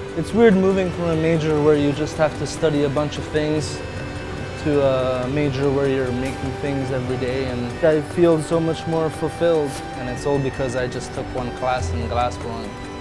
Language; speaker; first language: English; non-native, fluent; Italian